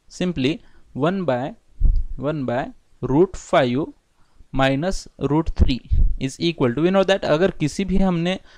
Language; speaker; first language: Hindi; non-native, local second language; Marathi